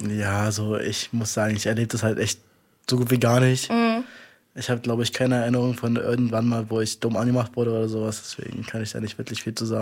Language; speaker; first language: German; native; German